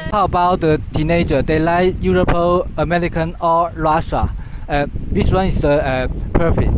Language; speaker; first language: English; non-native, learner; Chinese